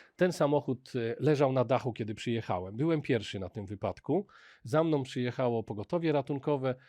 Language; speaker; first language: Polish; native; Polish